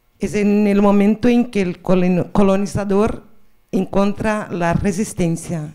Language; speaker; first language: Spanish; non-native, fluent; Portuguese